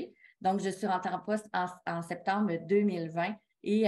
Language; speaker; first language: French; native; French